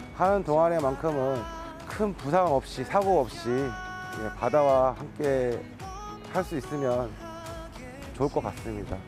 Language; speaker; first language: Korean; native; Korean